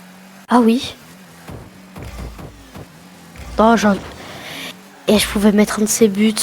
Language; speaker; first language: French; native; French